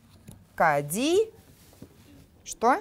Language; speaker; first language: Korean; non-native, fluent; Russian